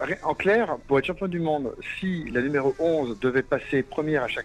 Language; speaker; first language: French; native; French